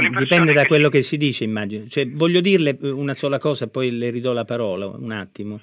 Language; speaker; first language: Italian; native; Italian